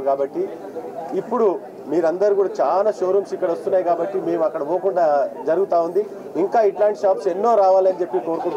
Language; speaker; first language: Telugu; native; Telugu